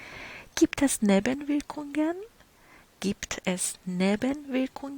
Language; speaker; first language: German; non-native, fluent; Persian